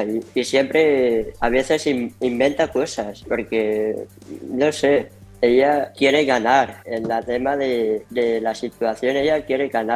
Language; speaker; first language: Spanish; early bilingual, heritage; Spanish